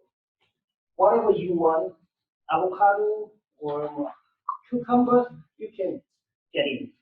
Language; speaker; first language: English; non-native, learner; Korean